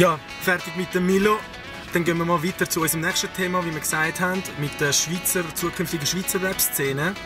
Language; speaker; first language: German; native; German